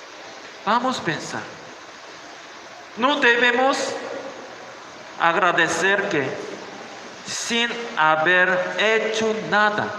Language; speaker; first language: Spanish; non-native, learner; Korean